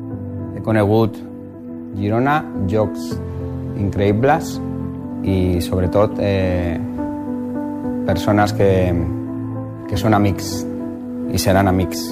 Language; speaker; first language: Catalan; non-native, local second language; Spanish